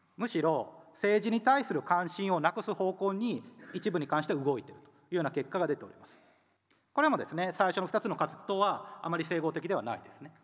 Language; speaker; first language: Japanese; native; Japanese